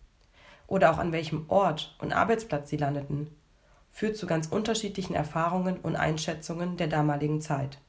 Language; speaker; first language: German; native; German